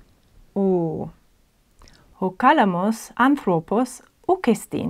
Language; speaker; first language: Greek; non-native, fluent; English